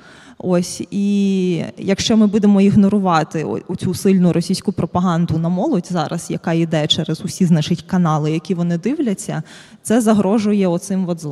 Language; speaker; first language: Ukrainian; native; Ukrainian